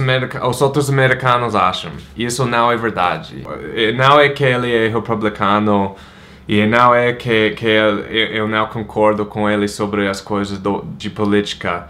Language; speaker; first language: Portuguese; non-native, fluent; English